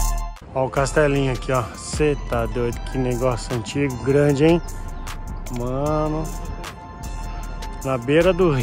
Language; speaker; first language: Portuguese; native; Portuguese